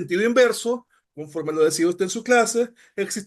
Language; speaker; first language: Spanish; native; Spanish